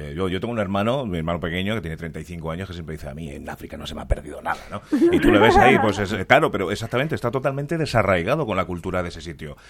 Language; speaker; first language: Spanish; early bilingual, other home language; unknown